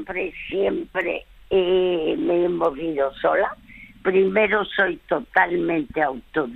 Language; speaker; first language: Spanish; early bilingual, other home language; French